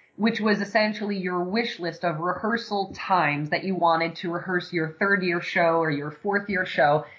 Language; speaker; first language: English; native; English